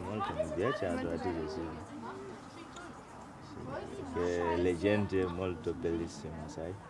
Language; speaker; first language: Italian; non-native, learner; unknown